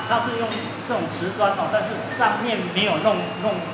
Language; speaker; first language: Chinese; native; Chinese